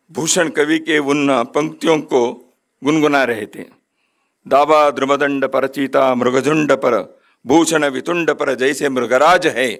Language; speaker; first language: Hindi; non-native, local second language; Kannada